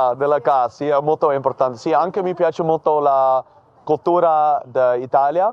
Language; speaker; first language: Italian; non-native, learner; Dutch